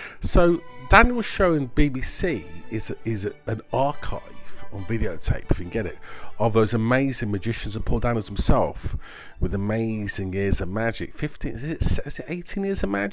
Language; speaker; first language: English; native; English